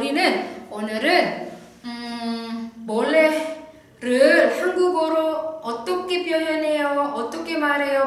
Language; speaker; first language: Korean; non-native, fluent; Indonesian